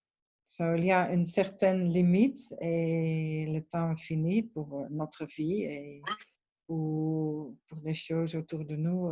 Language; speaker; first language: French; non-native, learner; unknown